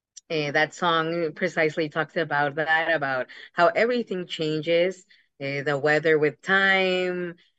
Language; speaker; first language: English; early bilingual, other home language; Spanish